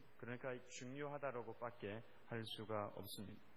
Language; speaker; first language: Korean; native; Korean